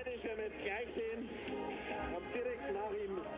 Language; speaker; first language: German; native; German